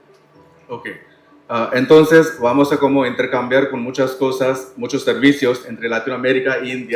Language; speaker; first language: Spanish; non-native, learner; Tamil